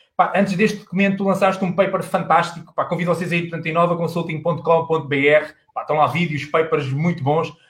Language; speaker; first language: Portuguese; native; Portuguese